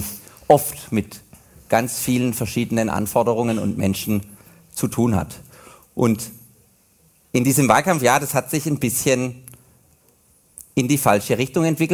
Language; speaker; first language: German; native; German